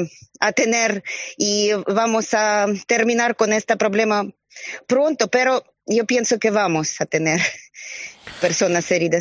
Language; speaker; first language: Spanish; non-native, learner; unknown